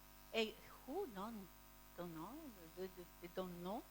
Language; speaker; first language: English; non-native, learner; Italian